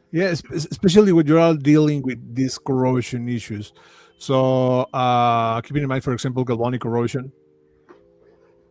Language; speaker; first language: English; non-native, fluent; Spanish